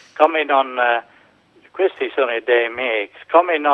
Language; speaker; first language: Italian; non-native, fluent; English